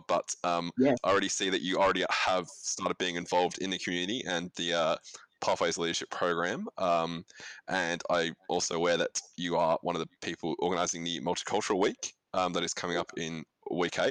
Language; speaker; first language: English; native; English